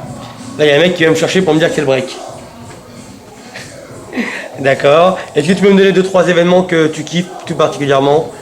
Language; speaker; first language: French; native; French